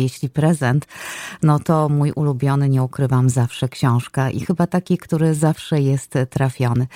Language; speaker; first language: Polish; native; Polish